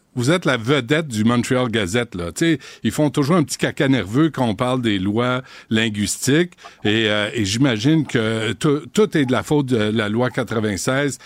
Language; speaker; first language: French; native; French